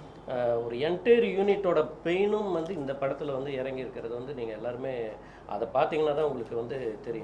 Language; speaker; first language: Tamil; native; Tamil